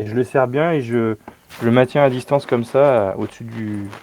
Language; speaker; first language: French; native; French